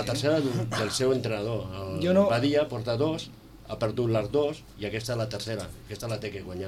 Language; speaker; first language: Catalan; native; Catalan